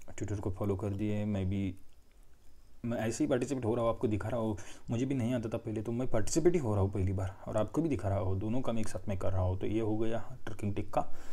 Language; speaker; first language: Hindi; non-native, local second language; Marathi